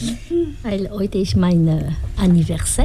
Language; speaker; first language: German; non-native, learner; French